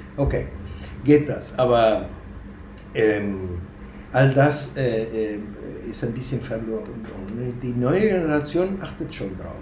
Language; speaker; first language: German; non-native, fluent; Spanish